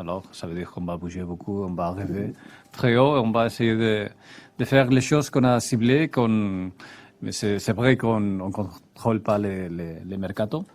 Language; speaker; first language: French; non-native, fluent; Spanish